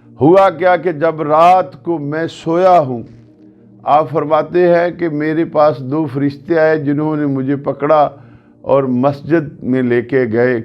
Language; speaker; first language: Urdu; non-native, local second language; Punjabi